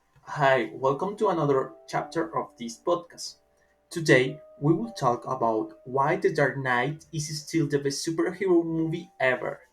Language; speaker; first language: English; non-native, learner; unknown